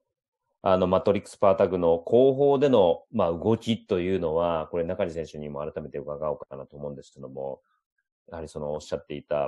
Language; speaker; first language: Japanese; native; Japanese